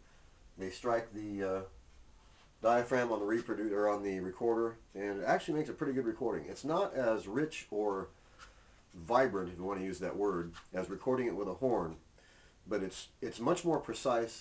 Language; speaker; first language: English; native; English